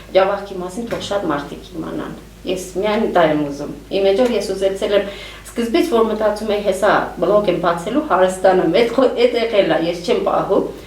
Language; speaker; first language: Armenian; native; Armenian